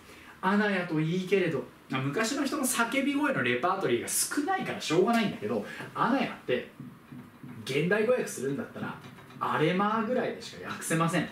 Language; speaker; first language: Japanese; native; Japanese